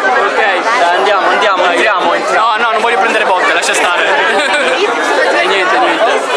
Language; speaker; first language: Italian; early bilingual, other home language; Urdu